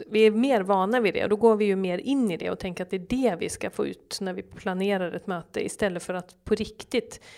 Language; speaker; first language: Swedish; early bilingual, other home language; Norwegian